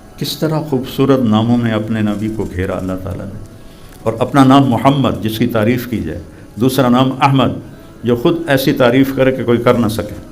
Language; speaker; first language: Urdu; non-native, local second language; Punjabi